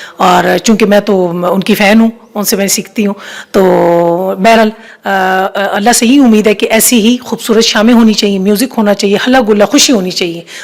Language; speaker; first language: Urdu; non-native, local second language; Pashto